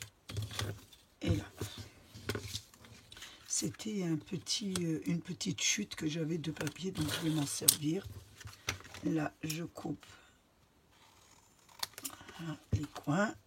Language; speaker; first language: French; native; French